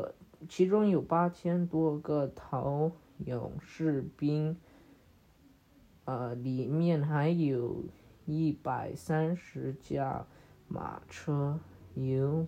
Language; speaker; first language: Chinese; early bilingual, heritage; Chinese